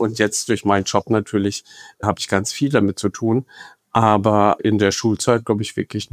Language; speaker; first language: German; native; German